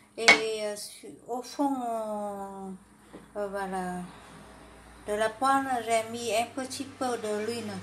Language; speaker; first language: French; non-native, fluent; Vietnamese